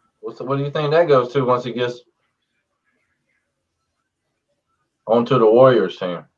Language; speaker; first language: English; native; English